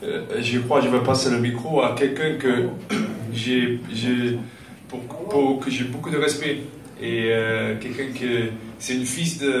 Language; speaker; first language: French; non-native, fluent; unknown